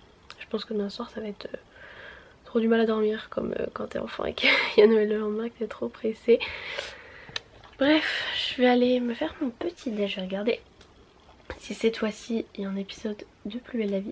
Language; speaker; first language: French; native; French